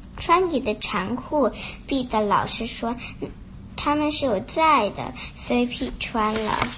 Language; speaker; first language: Chinese; early bilingual, heritage; Chinese